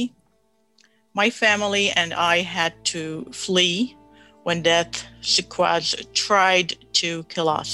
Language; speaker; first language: English; non-native, fluent; Arabic